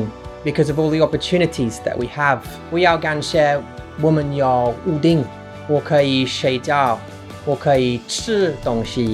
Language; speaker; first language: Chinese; non-native, fluent; English